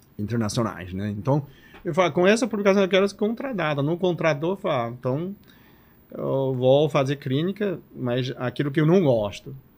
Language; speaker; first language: Portuguese; non-native, fluent; Chinese